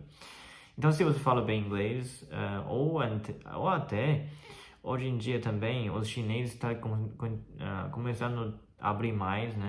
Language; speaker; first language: Portuguese; non-native, fluent; Chinese